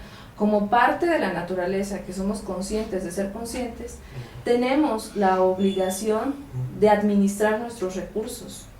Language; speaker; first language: Spanish; native; Spanish